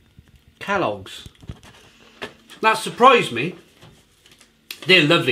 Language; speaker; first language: English; native; English